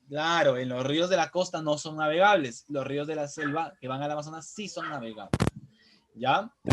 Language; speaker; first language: Spanish; native; Spanish